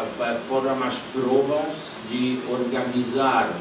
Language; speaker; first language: Portuguese; non-native, fluent; Polish